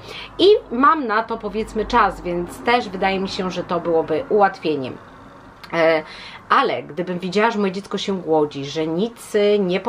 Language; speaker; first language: Polish; native; Polish